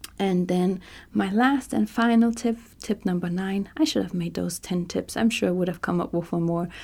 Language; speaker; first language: English; non-native, fluent; German